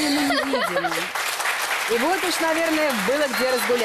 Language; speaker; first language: Russian; native; Russian